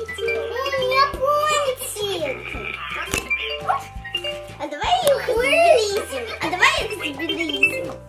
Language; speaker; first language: Russian; early bilingual, heritage; Russian